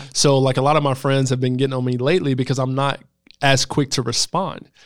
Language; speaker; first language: English; native; English